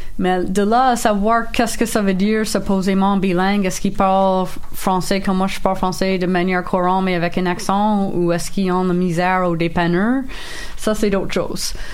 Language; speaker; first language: French; non-native, local second language; English